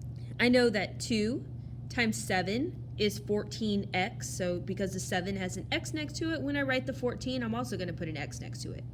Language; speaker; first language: English; native; English